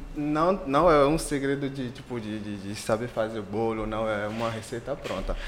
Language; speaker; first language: Portuguese; non-native, fluent; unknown